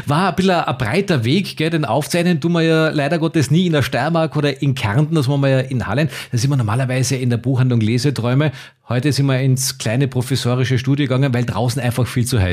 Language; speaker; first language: German; native; German